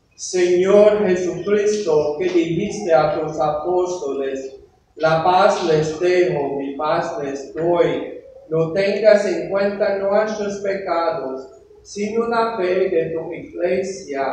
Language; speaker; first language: Spanish; non-native, learner; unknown